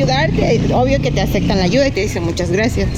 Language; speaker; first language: Spanish; native; Spanish